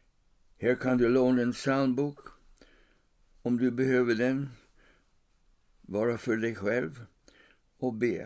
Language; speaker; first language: Swedish; non-native, fluent; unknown